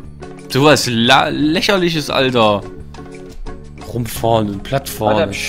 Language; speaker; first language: German; native; German